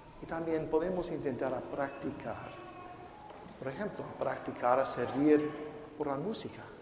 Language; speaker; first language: Spanish; non-native, fluent; English